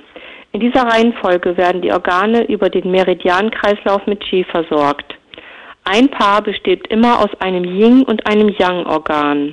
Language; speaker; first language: German; native; German